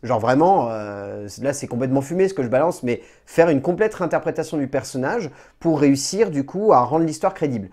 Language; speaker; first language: French; native; French